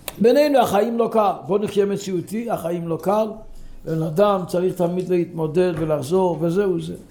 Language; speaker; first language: Hebrew; non-native, local second language; Yiddish